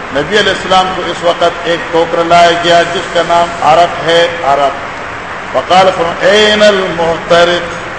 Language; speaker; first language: Urdu; non-native, local second language; Pashto